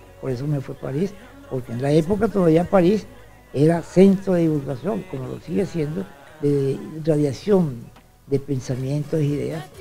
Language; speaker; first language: Spanish; native; Spanish